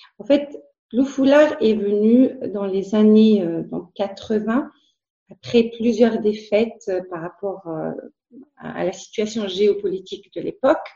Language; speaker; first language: French; non-native, local second language; Arabic